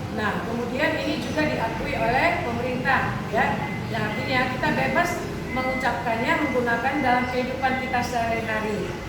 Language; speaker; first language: Indonesian; non-native, local second language; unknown